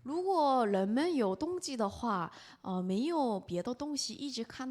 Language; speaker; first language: Chinese; non-native, fluent; Korean